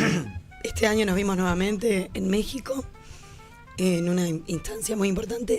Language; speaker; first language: Spanish; native; Spanish